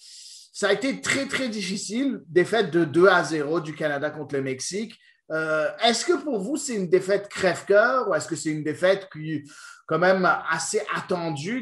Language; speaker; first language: French; native; French